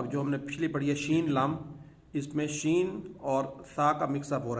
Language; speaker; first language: Hindi; native; Hindi